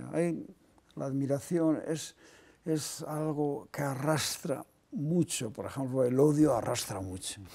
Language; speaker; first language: Spanish; non-native, local second language; Basque